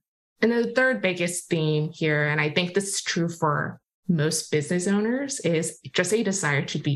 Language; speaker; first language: English; non-native, local second language; Cantonese